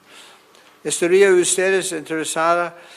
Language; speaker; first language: Spanish; non-native, fluent; English